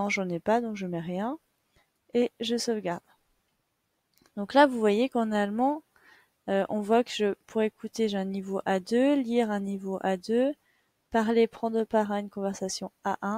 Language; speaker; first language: French; native; French